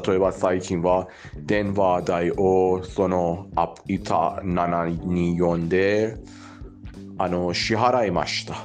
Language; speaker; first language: Japanese; non-native, learner; Persian